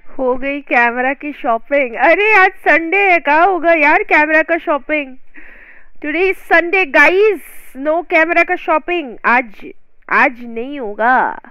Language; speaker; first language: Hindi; non-native, local second language; Assamese